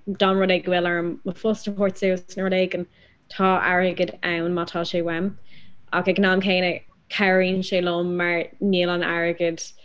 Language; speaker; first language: Irish; non-native, local second language; English